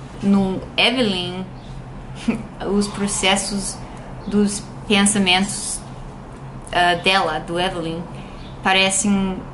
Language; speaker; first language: Portuguese; non-native, fluent; English